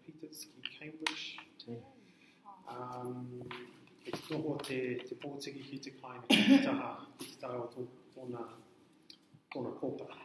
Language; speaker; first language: Māori; non-native, learner; English